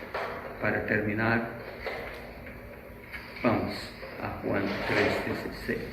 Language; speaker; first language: Spanish; non-native, fluent; Portuguese